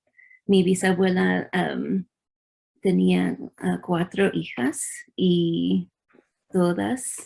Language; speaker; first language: Spanish; early bilingual, heritage; English